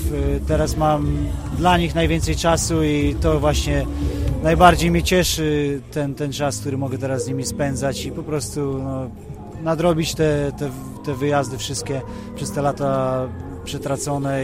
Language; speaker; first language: Polish; native; Polish